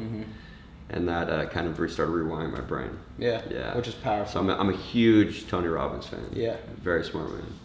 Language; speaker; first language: English; native; English